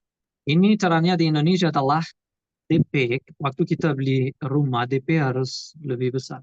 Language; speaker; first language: Indonesian; non-native, learner; Portuguese